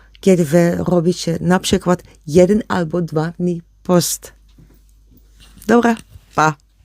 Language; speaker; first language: Polish; non-native, learner; Dutch